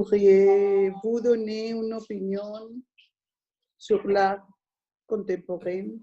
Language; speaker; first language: French; non-native, fluent; Spanish